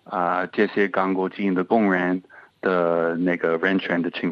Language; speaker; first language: Chinese; non-native, fluent; English